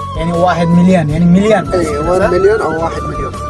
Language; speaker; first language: Arabic; non-native, learner; Bangla